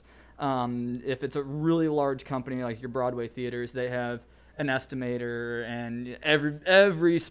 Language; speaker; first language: English; native; English